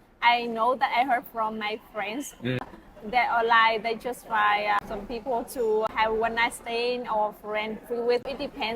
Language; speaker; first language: English; non-native, learner; Vietnamese